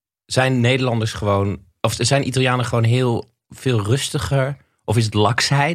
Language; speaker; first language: Dutch; native; Dutch